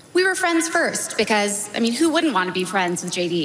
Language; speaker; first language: English; native; English